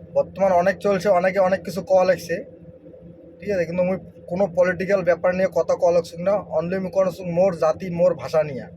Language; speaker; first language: Bangla; non-native, local second language; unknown